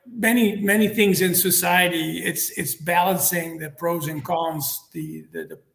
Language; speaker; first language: English; non-native, fluent; Dutch